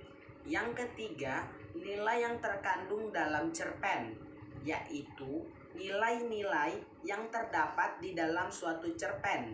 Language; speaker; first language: Indonesian; native; Indonesian